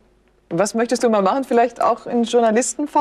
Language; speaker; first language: German; native; German